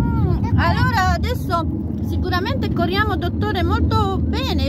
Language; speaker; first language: Italian; non-native, learner; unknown